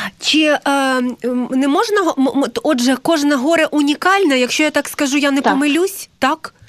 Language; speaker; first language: Ukrainian; native; Ukrainian